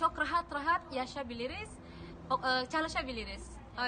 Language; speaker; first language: Turkish; non-native, fluent; Indonesian